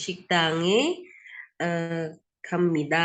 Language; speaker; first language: Korean; non-native, learner; Indonesian